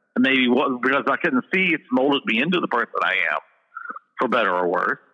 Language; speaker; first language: English; native; English